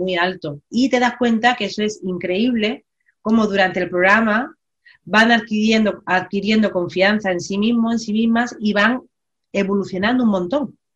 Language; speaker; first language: Spanish; native; Spanish